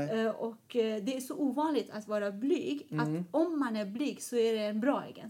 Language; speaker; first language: Swedish; non-native, fluent; Persian